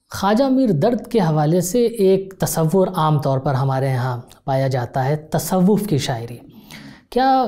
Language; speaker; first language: Hindi; native; Hindi